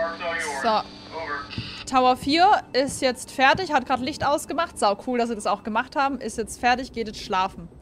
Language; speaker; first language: German; native; German